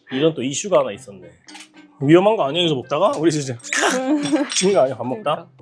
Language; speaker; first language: Korean; native; Korean